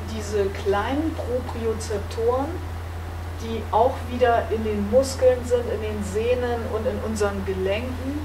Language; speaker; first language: German; native; German